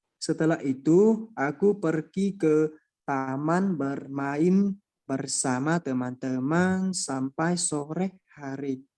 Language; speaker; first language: Indonesian; non-native, learner; Chinese